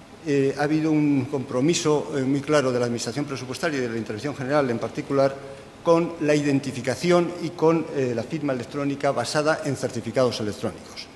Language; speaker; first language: Spanish; native; Spanish